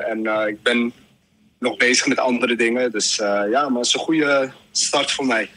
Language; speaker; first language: Dutch; early bilingual, other home language; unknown